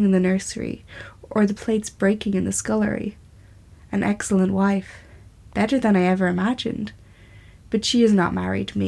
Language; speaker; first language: English; native; English